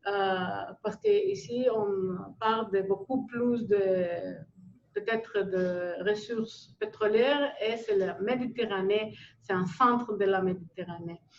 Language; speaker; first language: French; non-native, fluent; Greek